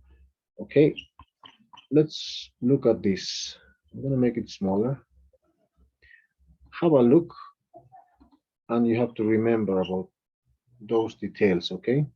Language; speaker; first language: English; non-native, fluent; Spanish